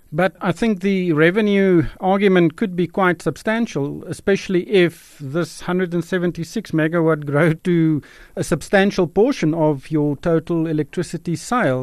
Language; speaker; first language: English; non-native, local second language; Afrikaans